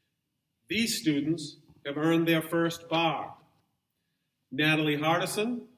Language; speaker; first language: English; native; English